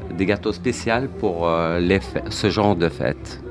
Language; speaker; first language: French; non-native, local second language; Arabic